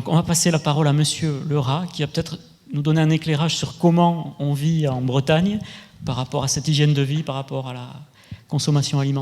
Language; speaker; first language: French; native; French